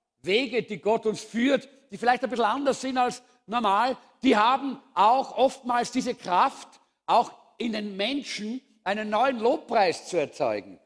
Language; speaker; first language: German; native; German